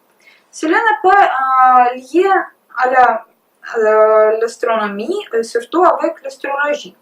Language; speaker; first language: French; non-native, learner; Russian